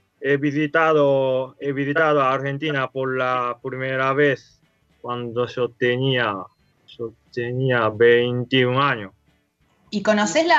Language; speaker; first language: Spanish; non-native, learner; Japanese